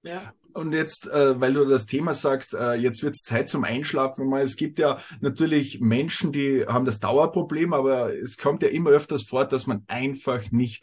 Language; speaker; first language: German; native; German